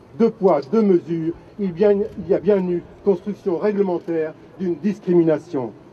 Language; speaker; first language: French; native; French